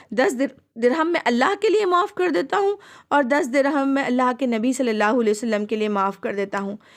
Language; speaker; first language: Urdu; native; Urdu